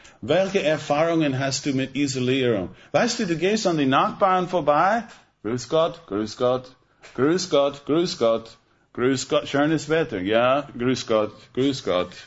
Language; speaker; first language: German; non-native, fluent; English